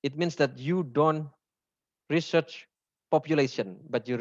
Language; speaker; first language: English; non-native, learner; Indonesian